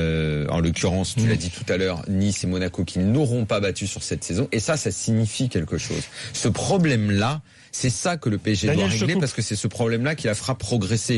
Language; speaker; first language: French; native; French